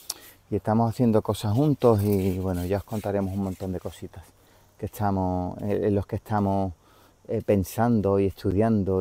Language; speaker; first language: Spanish; native; Spanish